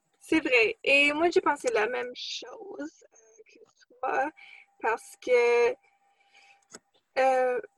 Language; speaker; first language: French; non-native, fluent; English